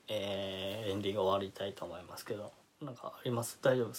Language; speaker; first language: Japanese; native; Japanese